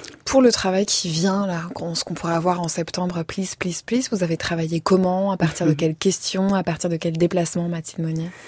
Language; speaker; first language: French; native; French